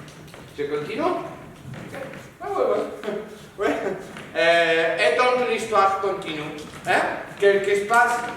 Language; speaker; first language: French; non-native, learner; Spanish